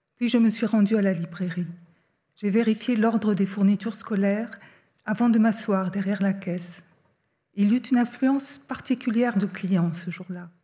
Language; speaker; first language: French; native; French